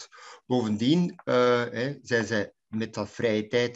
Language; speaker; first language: Dutch; native; Dutch